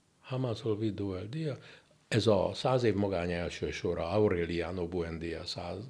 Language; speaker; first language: Hungarian; native; Hungarian